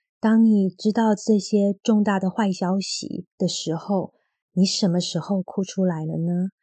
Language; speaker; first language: Chinese; native; Chinese